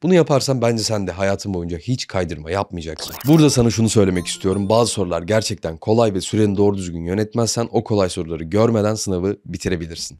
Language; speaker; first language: Turkish; native; Turkish